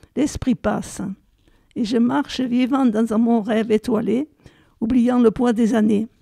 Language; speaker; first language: French; native; French